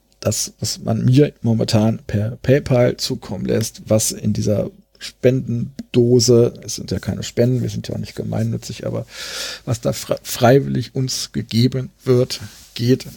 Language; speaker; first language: German; native; German